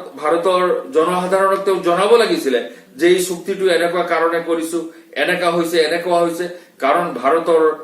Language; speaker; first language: Assamese; non-native, local second language; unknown